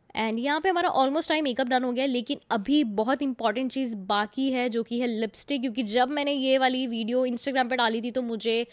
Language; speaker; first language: Hindi; non-native, local second language; Gujarati